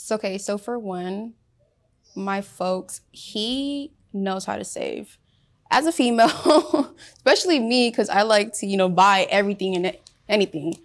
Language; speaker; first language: English; early bilingual, other home language; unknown